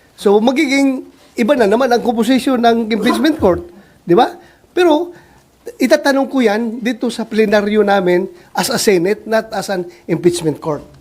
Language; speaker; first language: Filipino; native; Filipino